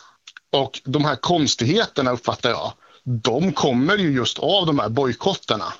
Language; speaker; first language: Swedish; native; Swedish